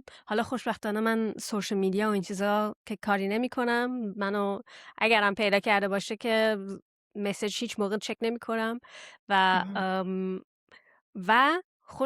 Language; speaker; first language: Persian; early bilingual, heritage; Persian